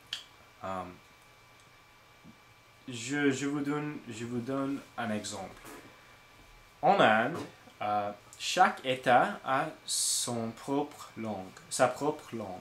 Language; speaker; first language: French; non-native, learner; English